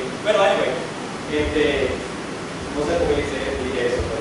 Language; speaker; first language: Spanish; non-native, fluent; English